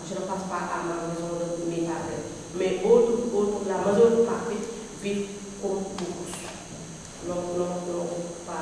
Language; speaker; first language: French; non-native, learner; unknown